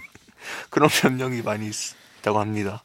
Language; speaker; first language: Korean; early bilingual, heritage; Korean